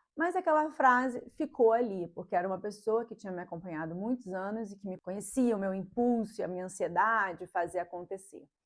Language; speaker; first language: Portuguese; native; Portuguese